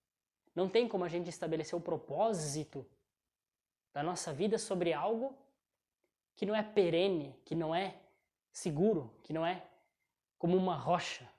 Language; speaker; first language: Portuguese; native; Portuguese